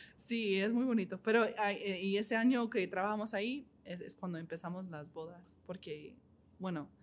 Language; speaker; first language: Spanish; non-native, fluent; English